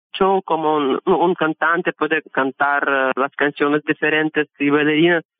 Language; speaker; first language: Spanish; non-native, learner; Russian